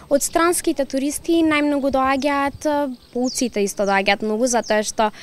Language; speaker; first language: Macedonian; native; Macedonian